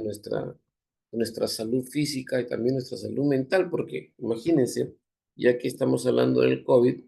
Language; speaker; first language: Spanish; native; Spanish